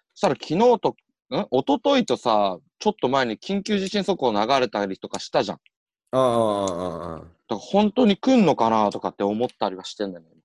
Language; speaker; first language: Japanese; native; Japanese